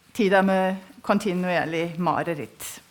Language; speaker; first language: Norwegian; non-native, fluent; German